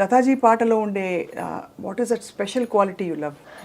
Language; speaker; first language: Telugu; native; Telugu